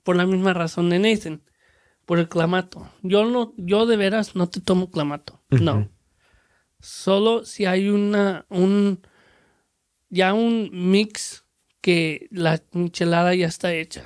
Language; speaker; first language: Spanish; early bilingual, heritage; Spanish